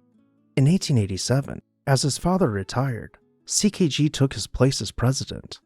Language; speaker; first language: English; native; English